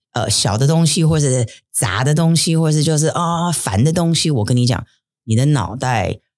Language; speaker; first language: Chinese; early bilingual, heritage; Chinese